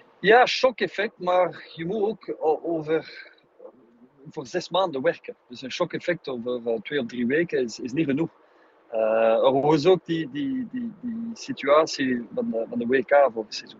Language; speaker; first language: Dutch; non-native, fluent; English